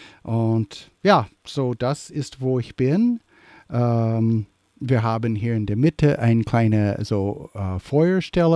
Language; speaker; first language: German; early bilingual, heritage; English